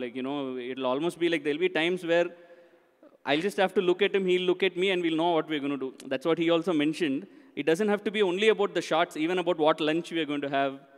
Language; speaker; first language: English; non-native, local second language; Tamil